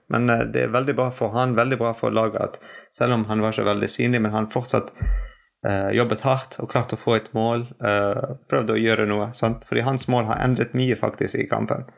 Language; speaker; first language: Norwegian; non-native, fluent; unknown